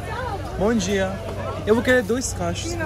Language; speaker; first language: Portuguese; non-native, learner; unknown